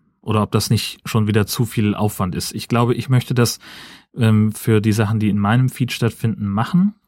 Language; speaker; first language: German; native; German